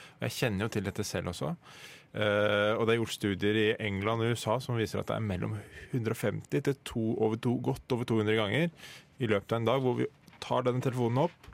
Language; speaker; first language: Norwegian; native; Norwegian